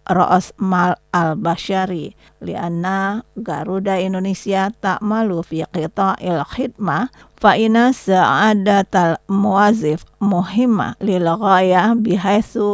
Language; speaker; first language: Arabic; non-native, fluent; Indonesian